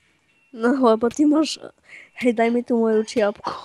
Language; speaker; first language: Czech; non-native, local second language; Slovak